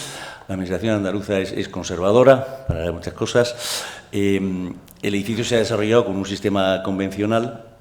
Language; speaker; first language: Spanish; native; Spanish